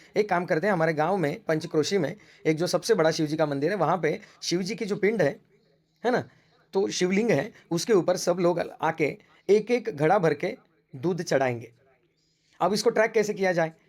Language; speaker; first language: Hindi; non-native, local second language; Marathi